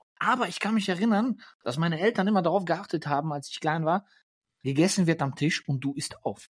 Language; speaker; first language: German; early bilingual, other home language; Polish